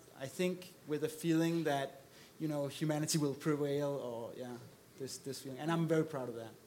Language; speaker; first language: English; non-native, fluent; Danish